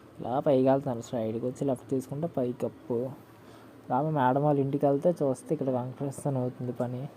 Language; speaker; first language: Telugu; non-native, local second language; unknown